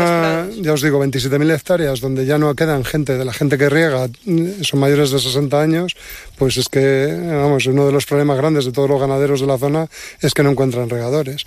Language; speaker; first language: Spanish; native; Spanish